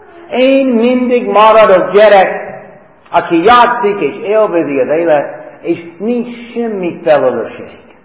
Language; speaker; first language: Hungarian; non-native, fluent; English